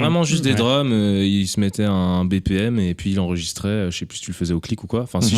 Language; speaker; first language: French; native; French